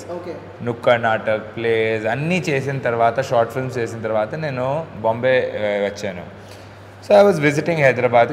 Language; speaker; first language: Telugu; non-native, learner; Hindi